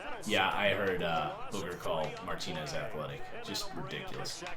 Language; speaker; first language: English; native; English